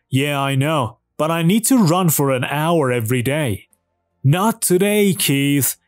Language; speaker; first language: English; non-native, fluent; Persian